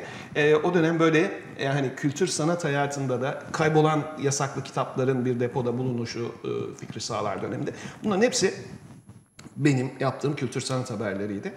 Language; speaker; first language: Turkish; native; Turkish